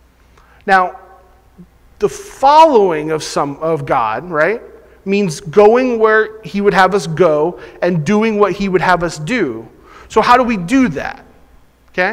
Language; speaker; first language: English; native; English